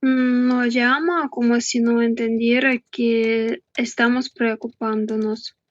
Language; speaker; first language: Spanish; non-native, learner; Russian